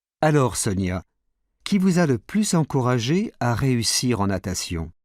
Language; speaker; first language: French; native; French